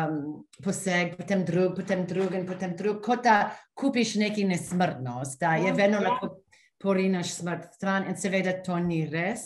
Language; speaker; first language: Slovenian; non-native, fluent; English